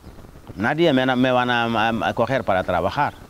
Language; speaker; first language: Spanish; non-native, learner; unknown